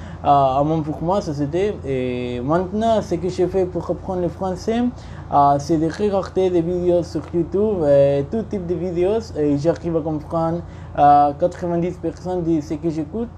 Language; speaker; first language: French; non-native, learner; Spanish